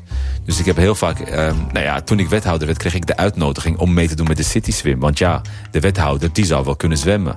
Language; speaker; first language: Dutch; early bilingual, other home language; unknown